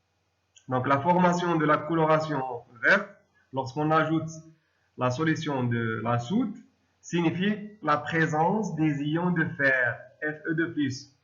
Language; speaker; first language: French; non-native, local second language; Arabic